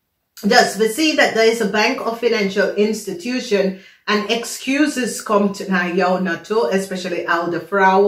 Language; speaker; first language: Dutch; non-native, learner; English